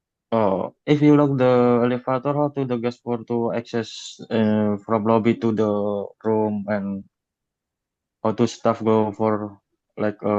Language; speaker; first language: English; non-native, learner; Indonesian